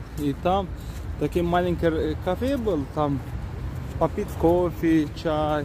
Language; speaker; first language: Russian; non-native, learner; Azerbaijani